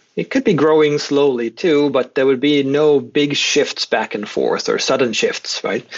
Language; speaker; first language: English; non-native, fluent; Swedish